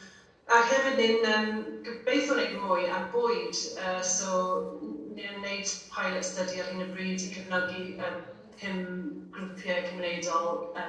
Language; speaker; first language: Welsh; non-native, fluent; English